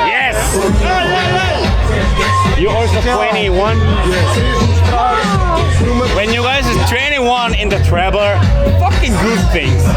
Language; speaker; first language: English; non-native, learner; Korean